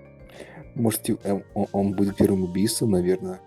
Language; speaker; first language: Russian; early bilingual, heritage; Russian